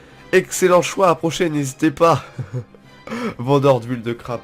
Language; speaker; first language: French; native; French